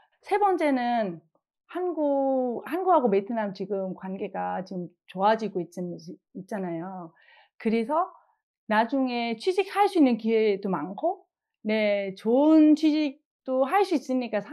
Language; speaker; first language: Korean; non-native, fluent; Vietnamese